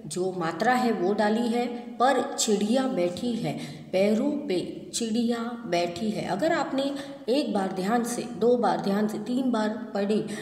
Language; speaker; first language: Hindi; non-native, local second language; Gujarati